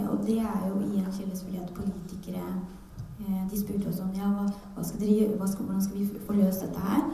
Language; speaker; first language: Norwegian; early bilingual, other home language; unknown